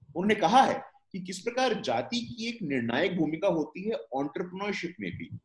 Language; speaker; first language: Hindi; native; Hindi